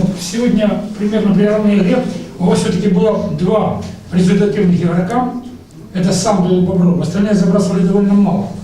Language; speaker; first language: Russian; native; Russian